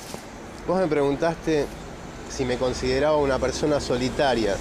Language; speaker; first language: Spanish; native; Spanish